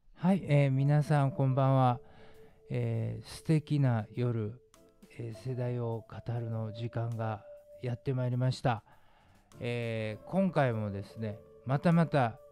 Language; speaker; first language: Japanese; native; Japanese